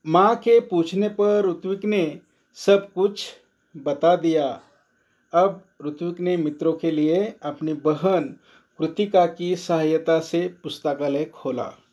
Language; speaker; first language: Hindi; non-native, local second language; Marathi